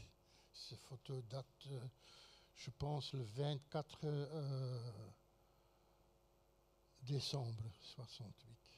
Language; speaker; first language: French; non-native, fluent; Dutch